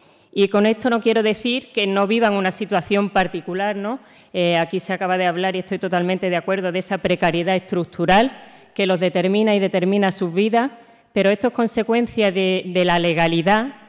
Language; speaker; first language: Spanish; native; Spanish